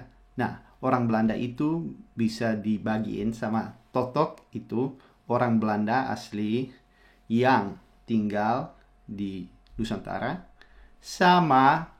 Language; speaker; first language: Indonesian; non-native, fluent; Dutch